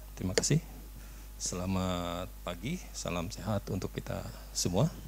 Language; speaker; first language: Indonesian; native; Indonesian